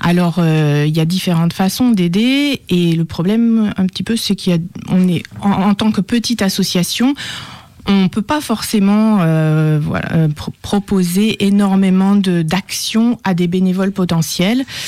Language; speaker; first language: French; native; French